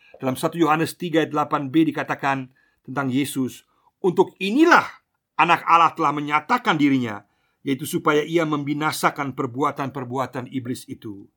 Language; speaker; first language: Indonesian; non-native, fluent; German